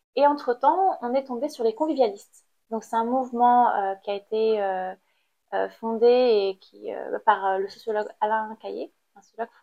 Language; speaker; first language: French; non-native, fluent; Khmer